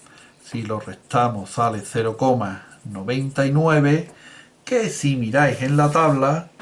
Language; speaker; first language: Spanish; native; Spanish